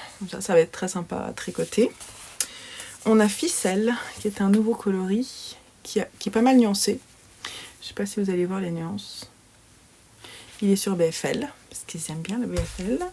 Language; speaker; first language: French; native; French